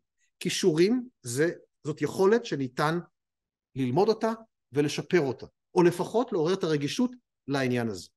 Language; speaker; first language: Hebrew; native; Hebrew